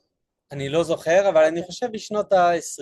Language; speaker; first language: Hebrew; non-native, fluent; French